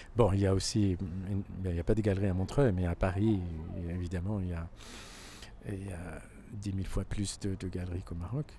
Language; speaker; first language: French; non-native, local second language; Arabic